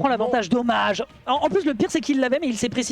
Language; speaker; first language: French; native; French